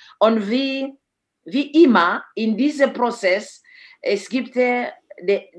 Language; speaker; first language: German; non-native, fluent; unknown